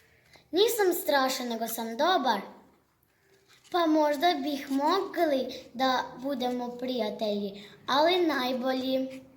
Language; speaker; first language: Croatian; early bilingual, heritage; Serbian